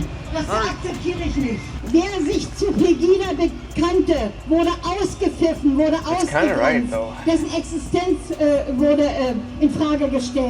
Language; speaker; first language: German; native; German